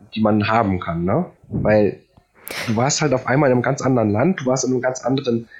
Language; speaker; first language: German; early bilingual, other home language; Polish